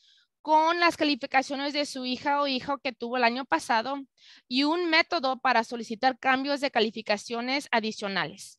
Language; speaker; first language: Spanish; early bilingual, heritage; Spanish